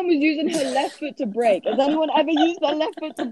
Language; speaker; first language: English; native; English